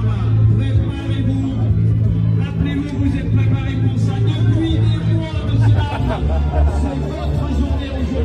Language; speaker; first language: French; native; French